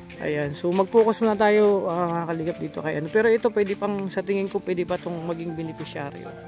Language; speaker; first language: Filipino; non-native, local second language; Cebuano